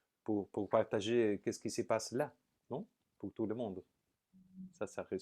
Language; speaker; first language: French; non-native, fluent; Spanish